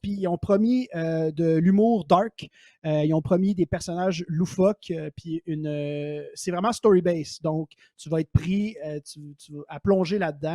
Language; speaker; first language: French; native; French